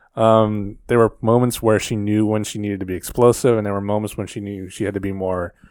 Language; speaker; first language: English; early bilingual, other home language; Filipino